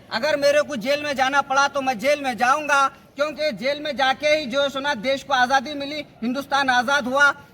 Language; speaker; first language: Hindi; non-native, local second language; Urdu